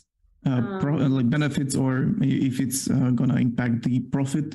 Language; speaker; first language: English; non-native, fluent; Polish